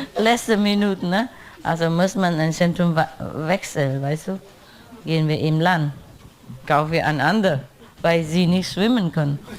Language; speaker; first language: German; non-native, learner; Vietnamese